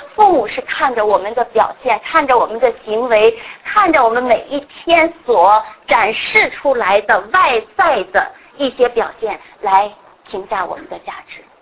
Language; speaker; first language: Chinese; native; Chinese